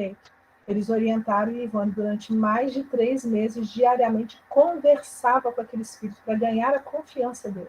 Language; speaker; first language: Portuguese; native; Portuguese